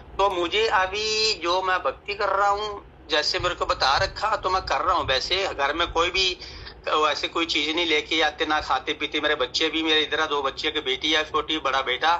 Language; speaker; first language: Hindi; non-native, local second language; Punjabi